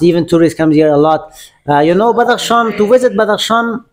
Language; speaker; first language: English; non-native, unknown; Persian